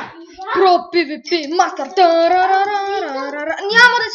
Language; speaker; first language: Bulgarian; native; Bulgarian